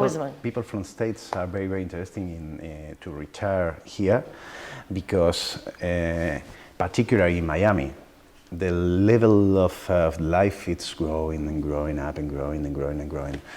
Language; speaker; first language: English; non-native, learner; Spanish